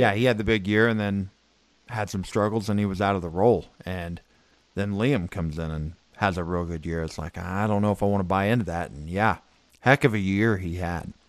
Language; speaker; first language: English; native; English